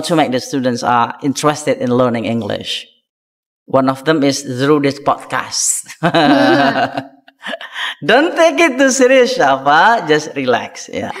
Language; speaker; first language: English; non-native, fluent; Indonesian